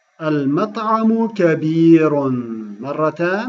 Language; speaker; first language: Arabic; non-native, fluent; Turkish